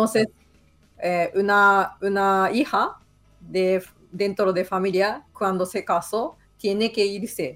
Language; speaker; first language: Spanish; non-native, fluent; Japanese